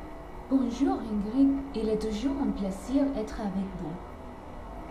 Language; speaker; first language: French; non-native, learner; Spanish